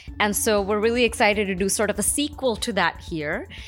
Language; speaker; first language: English; native; English